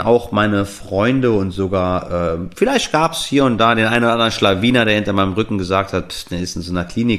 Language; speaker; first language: German; native; German